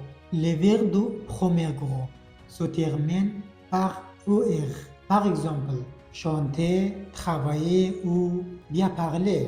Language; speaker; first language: French; non-native, fluent; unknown